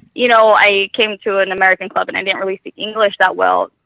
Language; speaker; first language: English; early bilingual, other home language; Spanish